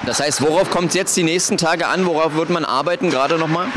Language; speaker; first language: German; native; German